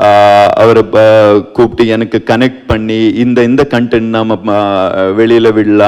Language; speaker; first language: Tamil; non-native, learner; Kannada